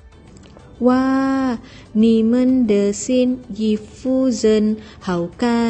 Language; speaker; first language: Chinese; non-native, learner; Malay